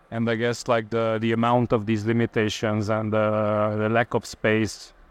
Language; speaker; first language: English; non-native, fluent; Hungarian